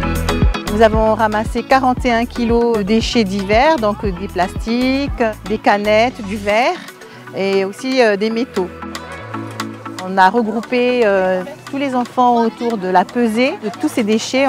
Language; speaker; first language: French; native; French